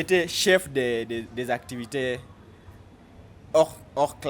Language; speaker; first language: French; non-native, fluent; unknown